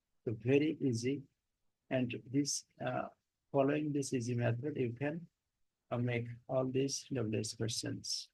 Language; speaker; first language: English; non-native, local second language; Bangla